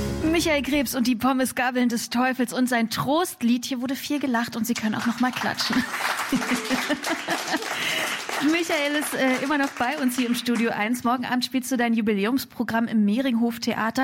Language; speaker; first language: German; native; German